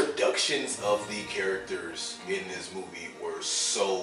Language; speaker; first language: English; native; English